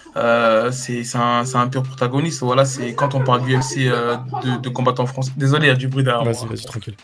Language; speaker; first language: French; native; French